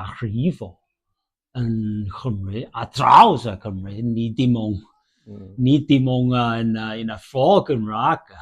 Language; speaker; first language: Welsh; non-native, learner; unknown